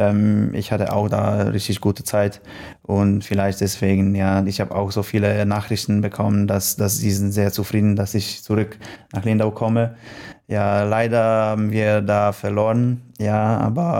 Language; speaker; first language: German; non-native, learner; Polish